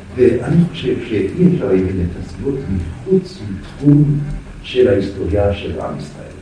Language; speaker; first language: Hebrew; non-native, fluent; French